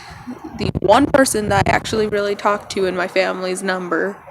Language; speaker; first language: English; native; English